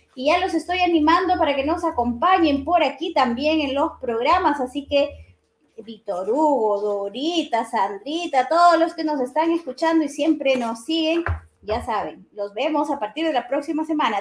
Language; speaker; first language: Spanish; native; Spanish